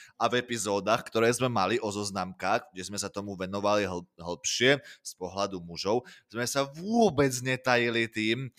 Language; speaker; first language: Czech; non-native, fluent; Russian